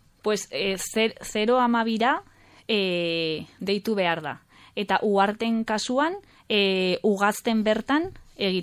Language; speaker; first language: Basque; non-native, local second language; Spanish